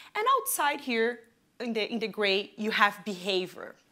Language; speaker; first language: English; non-native, fluent; Portuguese